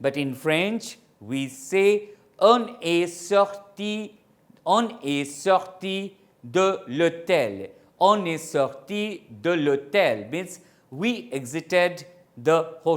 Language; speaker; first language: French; non-native, fluent; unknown